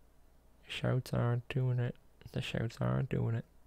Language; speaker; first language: English; native; English